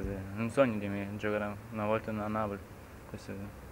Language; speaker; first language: Italian; early bilingual, heritage; German